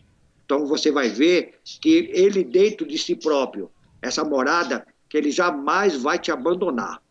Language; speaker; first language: Portuguese; native; Portuguese